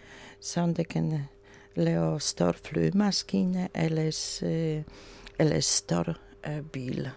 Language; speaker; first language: Danish; non-native, learner; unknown